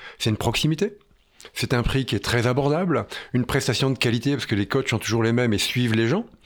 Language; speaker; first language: French; native; French